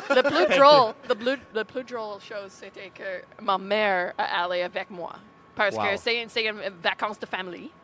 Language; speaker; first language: French; non-native, fluent; English